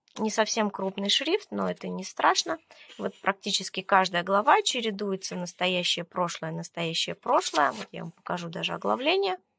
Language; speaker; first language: Russian; native; Russian